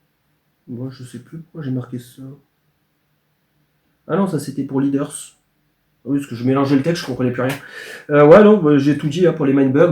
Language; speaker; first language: French; native; French